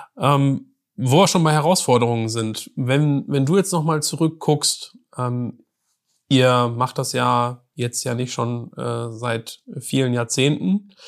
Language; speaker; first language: German; native; German